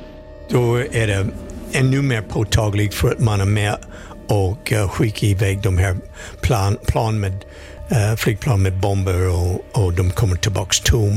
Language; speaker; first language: Swedish; non-native, fluent; English